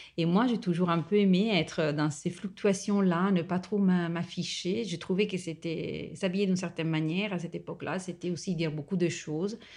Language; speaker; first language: French; non-native, fluent; Italian